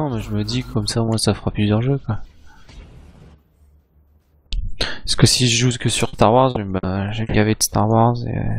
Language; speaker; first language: French; native; French